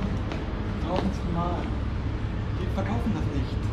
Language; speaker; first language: German; native; German